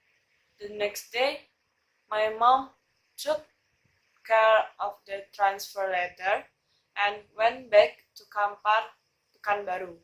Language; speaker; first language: English; non-native, learner; Indonesian